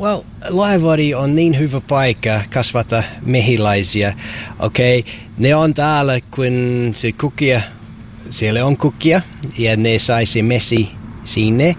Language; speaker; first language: Finnish; non-native, learner; English